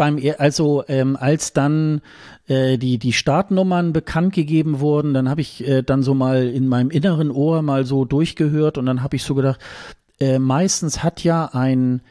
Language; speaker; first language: German; native; German